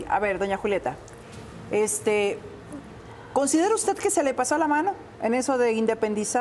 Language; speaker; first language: Spanish; native; Spanish